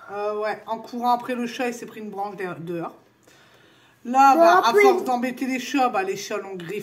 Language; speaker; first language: French; native; French